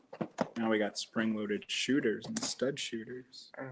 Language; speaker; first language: English; native; English